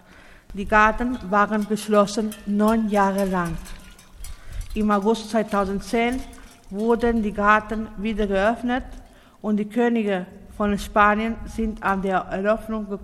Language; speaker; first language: German; non-native, learner; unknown